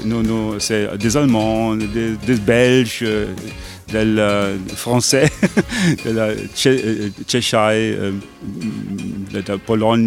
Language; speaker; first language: French; non-native, learner; German